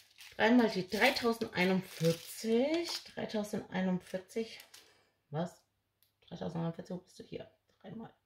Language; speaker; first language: German; native; German